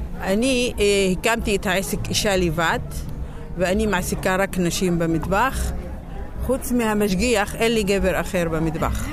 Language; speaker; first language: Hebrew; non-native, local second language; Arabic